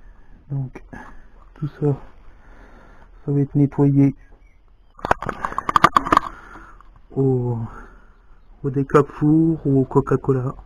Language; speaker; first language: French; native; French